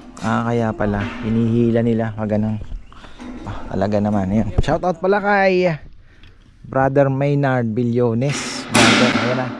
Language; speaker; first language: Filipino; native; Filipino